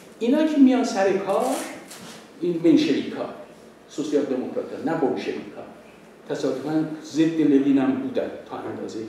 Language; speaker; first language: Persian; non-native, local second language; Azerbaijani